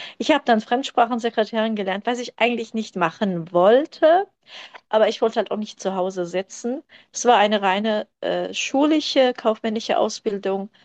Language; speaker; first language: German; early bilingual, other home language; Turkish